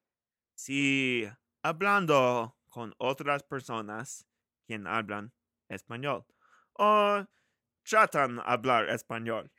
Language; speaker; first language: Spanish; non-native, learner; English